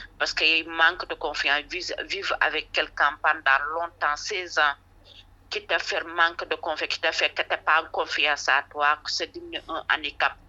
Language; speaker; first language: French; non-native, local second language; Wolof